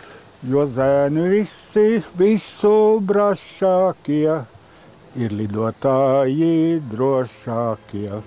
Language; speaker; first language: Latvian; native; Latvian